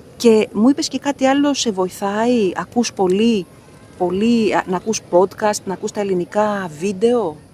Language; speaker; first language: Greek; native; Greek